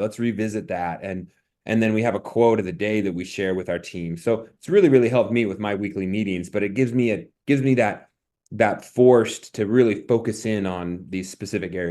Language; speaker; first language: English; native; English